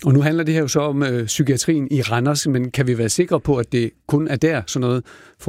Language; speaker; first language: Danish; native; Danish